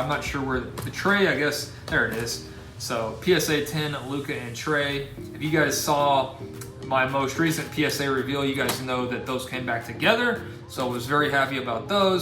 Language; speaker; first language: English; native; English